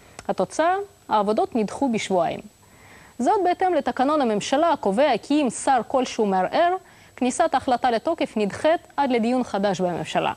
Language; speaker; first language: Hebrew; non-native, local second language; Russian